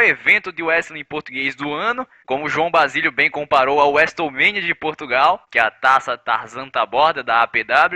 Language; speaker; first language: Portuguese; native; Portuguese